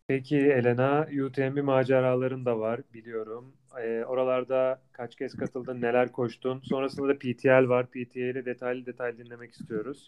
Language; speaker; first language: Turkish; native; Turkish